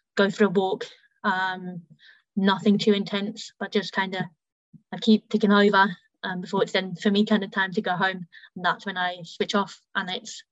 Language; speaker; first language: English; early bilingual, heritage; German